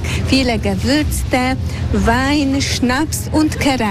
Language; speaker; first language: German; non-native, learner; Hungarian